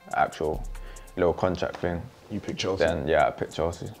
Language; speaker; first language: English; native; English